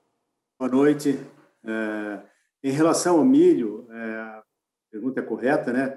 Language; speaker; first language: Portuguese; native; Portuguese